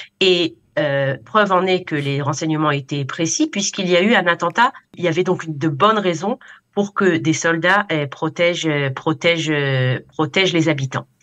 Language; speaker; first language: French; native; French